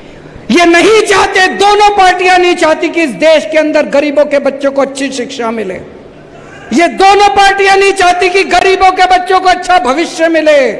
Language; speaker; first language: Hindi; native; Hindi